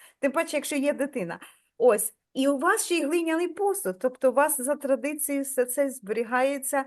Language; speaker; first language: Ukrainian; native; Ukrainian